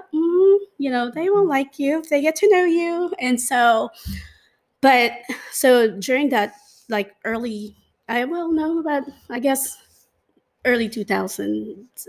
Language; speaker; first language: English; non-native, local second language; Filipino